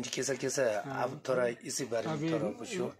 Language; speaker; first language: Hindi; non-native, learner; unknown